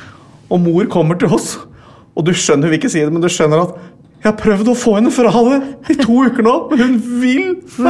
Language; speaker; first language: Norwegian; native; Norwegian